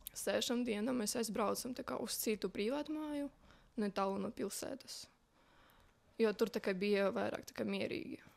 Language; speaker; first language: Latvian; non-native, learner; Ukrainian